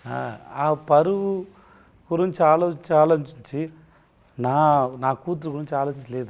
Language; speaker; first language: Telugu; non-native, learner; Tamil